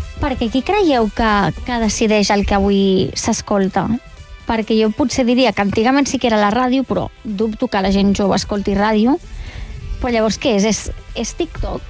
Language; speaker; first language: Catalan; native; Catalan